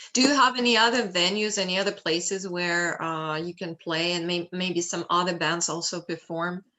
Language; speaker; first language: English; non-native, fluent; Russian